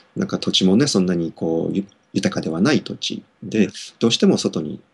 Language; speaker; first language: Japanese; native; Japanese